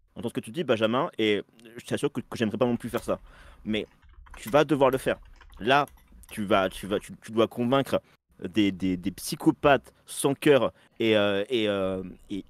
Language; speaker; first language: French; native; French